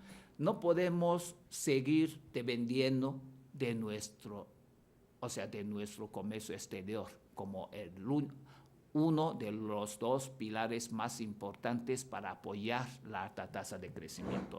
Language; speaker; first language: Spanish; non-native, fluent; Chinese